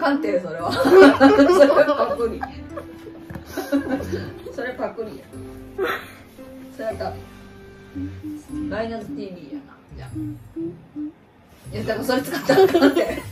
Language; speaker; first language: Japanese; native; Japanese